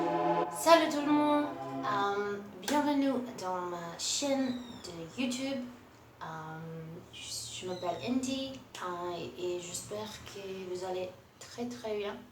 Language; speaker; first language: French; non-native, learner; Portuguese